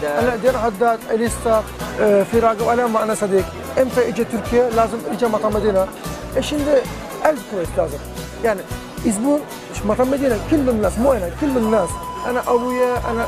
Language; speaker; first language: Arabic; non-native, learner; Turkish